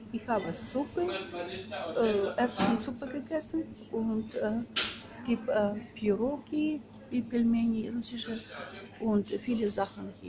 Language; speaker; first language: German; non-native, learner; Russian